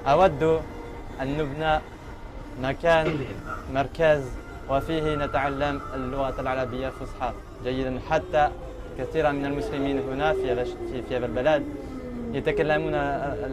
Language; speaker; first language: Arabic; non-native, learner; French